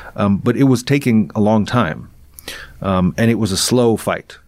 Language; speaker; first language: English; non-native, fluent; Russian